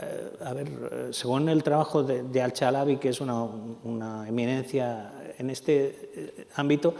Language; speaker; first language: Spanish; native; Spanish